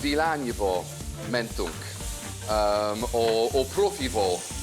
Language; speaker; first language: Hungarian; non-native, fluent; English